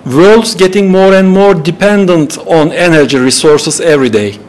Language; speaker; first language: English; non-native, fluent; Turkish